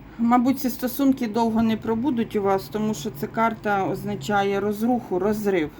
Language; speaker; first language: Ukrainian; non-native, local second language; Russian